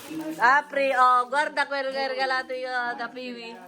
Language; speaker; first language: Italian; non-native, learner; Filipino